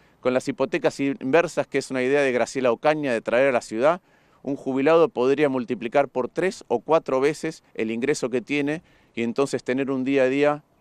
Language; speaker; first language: Spanish; native; Spanish